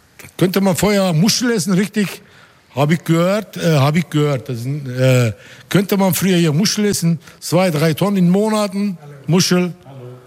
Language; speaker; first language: German; non-native, fluent; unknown